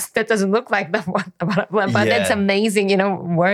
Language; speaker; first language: English; non-native, fluent; Korean